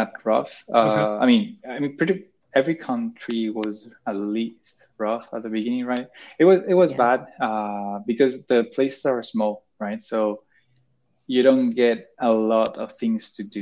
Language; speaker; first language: English; non-native, fluent; Spanish